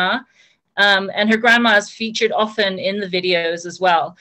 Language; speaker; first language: English; native; English